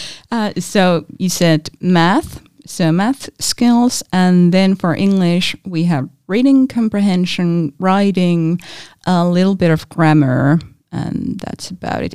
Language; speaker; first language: English; non-native, fluent; Finnish